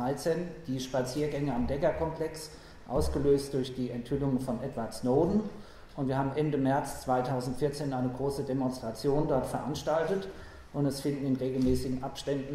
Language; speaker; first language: German; native; German